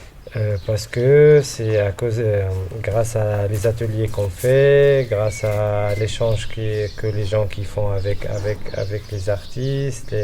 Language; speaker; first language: French; non-native, local second language; Arabic